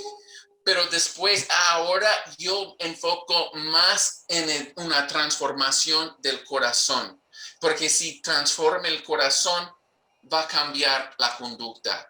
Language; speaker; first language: Spanish; non-native, fluent; English